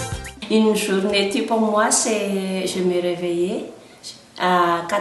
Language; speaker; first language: French; non-native, local second language; Malagasy